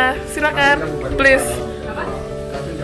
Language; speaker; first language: English; non-native, learner; Indonesian